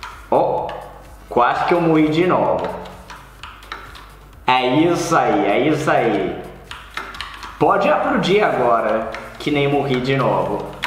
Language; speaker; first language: Portuguese; non-native, fluent; Swedish